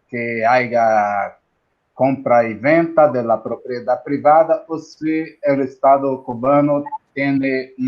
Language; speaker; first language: Spanish; non-native, learner; Portuguese